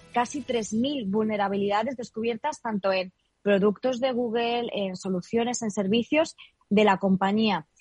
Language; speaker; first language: Spanish; native; Spanish